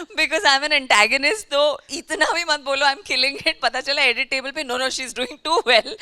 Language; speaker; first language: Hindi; native; Hindi